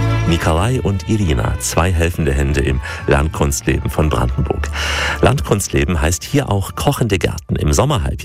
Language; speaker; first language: German; native; German